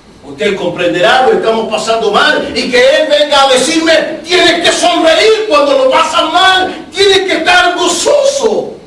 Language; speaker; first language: Spanish; native; Spanish